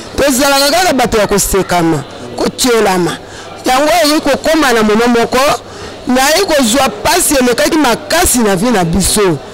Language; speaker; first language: Lingala; native; Lingala